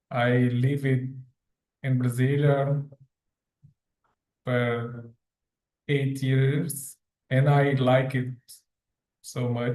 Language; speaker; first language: English; non-native, learner; Portuguese